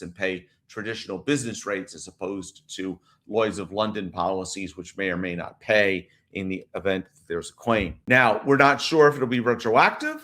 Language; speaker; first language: English; native; English